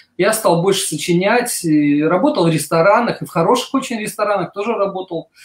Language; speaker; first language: Russian; native; Russian